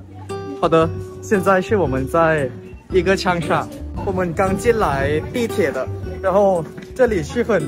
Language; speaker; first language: Chinese; non-native, fluent; Thai